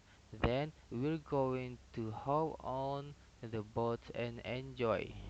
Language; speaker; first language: English; non-native, learner; Indonesian